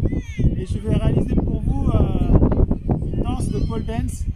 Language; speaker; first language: French; native; French